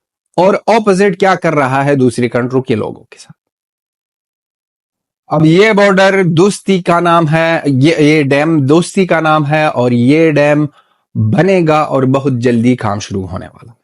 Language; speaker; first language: Hindi; non-native, fluent; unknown